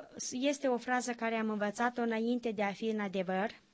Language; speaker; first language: Romanian; native; Romanian